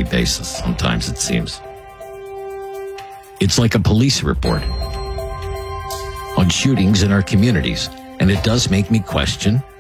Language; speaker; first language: English; native; English